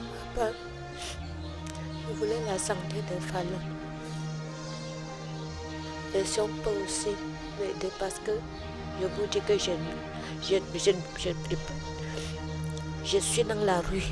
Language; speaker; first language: French; non-native, local second language; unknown